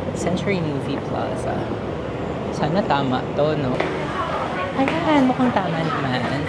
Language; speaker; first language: Filipino; native; Filipino